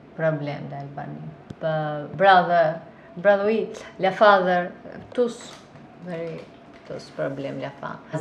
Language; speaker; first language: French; non-native, learner; Albanian